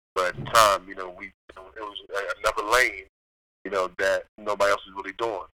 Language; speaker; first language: English; native; English